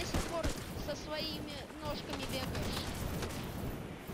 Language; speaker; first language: Russian; native; Russian